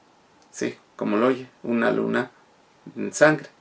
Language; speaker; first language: Spanish; native; Spanish